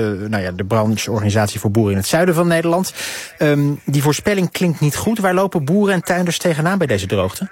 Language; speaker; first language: Dutch; native; Dutch